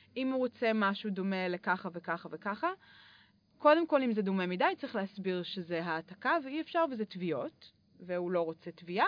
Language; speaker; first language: Hebrew; early bilingual, other home language; English